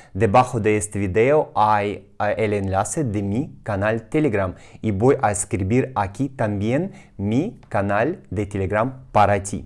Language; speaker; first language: Spanish; non-native, fluent; Russian